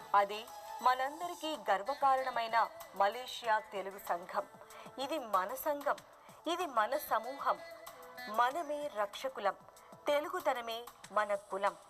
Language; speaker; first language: Telugu; early bilingual, heritage; Telugu